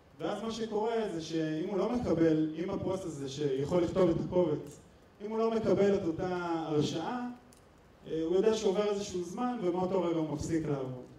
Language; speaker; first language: Hebrew; native; Hebrew